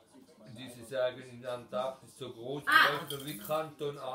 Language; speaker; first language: German; non-native, learner; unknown